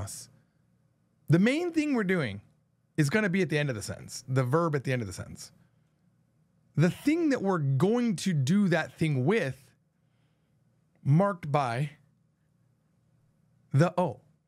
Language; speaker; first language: English; native; English